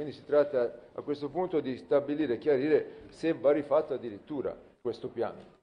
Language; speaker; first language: Italian; native; Italian